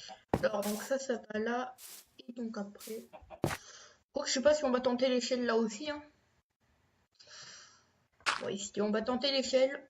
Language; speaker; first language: French; native; French